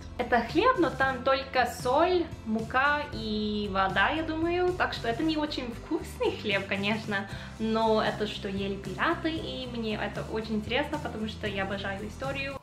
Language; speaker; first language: Russian; non-native, learner; English